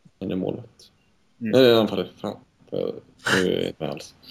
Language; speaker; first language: Swedish; native; Swedish